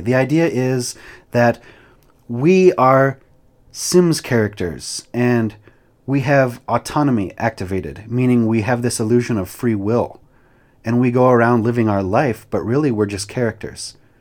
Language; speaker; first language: English; native; English